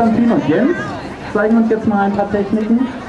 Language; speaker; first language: German; native; German